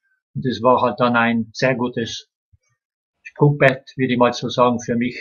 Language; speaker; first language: German; native; German